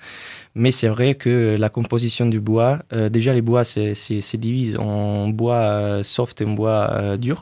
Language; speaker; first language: French; non-native, fluent; Italian